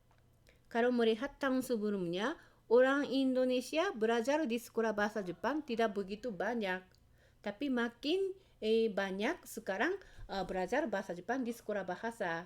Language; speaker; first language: Indonesian; non-native, fluent; Japanese